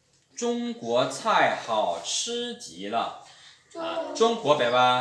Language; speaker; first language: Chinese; non-native, fluent; Lao